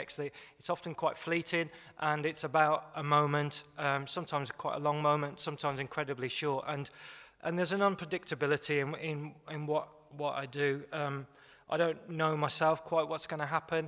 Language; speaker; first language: English; native; English